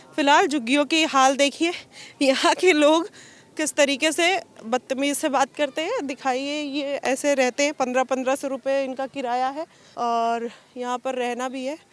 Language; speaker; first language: Hindi; native; Hindi